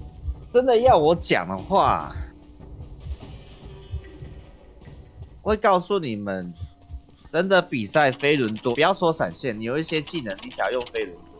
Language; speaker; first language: Chinese; native; Chinese